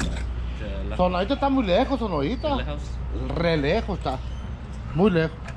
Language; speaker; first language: Spanish; native; Spanish